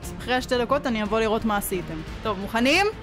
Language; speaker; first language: Hebrew; native; Hebrew